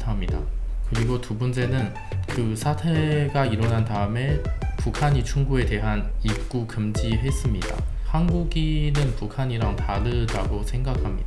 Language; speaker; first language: Korean; non-native, learner; Chinese